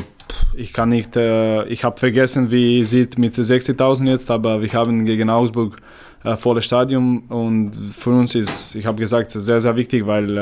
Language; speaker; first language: German; non-native, learner; Croatian